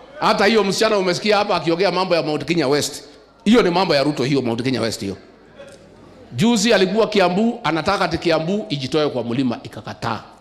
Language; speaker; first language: Swahili; non-native, local second language; Kikuyu